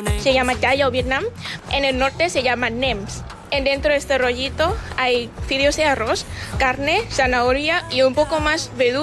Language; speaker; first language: Spanish; non-native, learner; Vietnamese